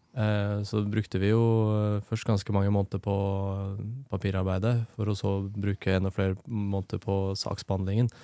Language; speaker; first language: Norwegian; native; Norwegian